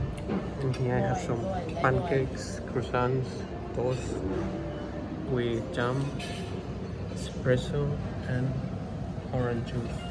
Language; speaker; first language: English; non-native, learner; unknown